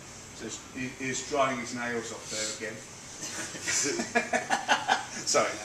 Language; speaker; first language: English; native; English